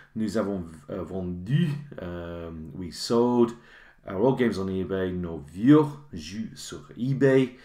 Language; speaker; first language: French; non-native, fluent; English